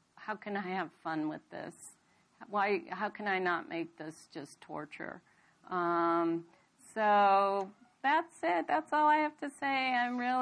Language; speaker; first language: English; native; English